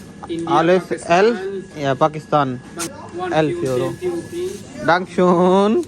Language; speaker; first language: German; non-native, learner; Urdu